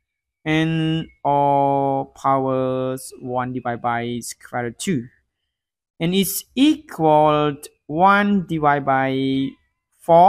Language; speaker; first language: English; non-native, learner; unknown